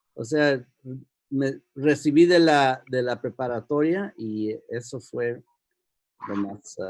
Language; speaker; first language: Spanish; early bilingual, heritage; Spanish